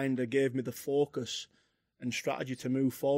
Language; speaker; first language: English; native; English